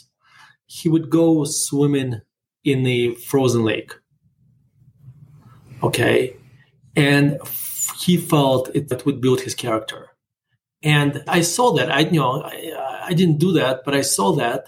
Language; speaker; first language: English; non-native, fluent; Russian